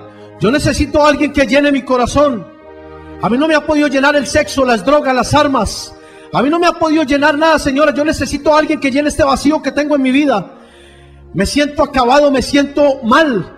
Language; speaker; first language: Spanish; native; Spanish